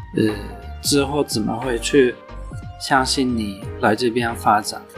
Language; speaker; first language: Chinese; non-native, fluent; Turkish